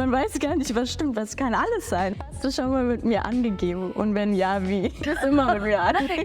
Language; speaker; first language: German; early bilingual, other home language; Bangla